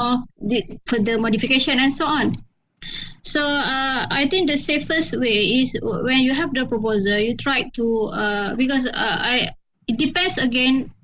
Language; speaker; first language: English; non-native, fluent; Malay